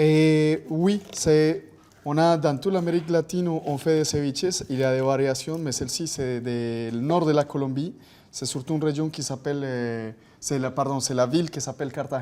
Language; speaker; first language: French; non-native, fluent; Spanish